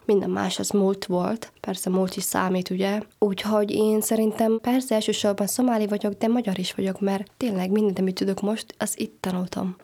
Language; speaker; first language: Hungarian; non-native, fluent; Somali